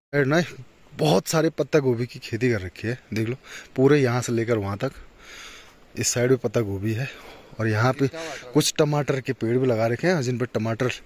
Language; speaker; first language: Hindi; native; Hindi